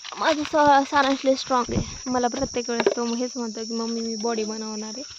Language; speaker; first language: Marathi; non-native, local second language; Lambadi